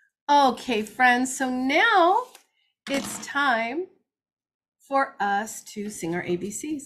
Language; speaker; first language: English; native; English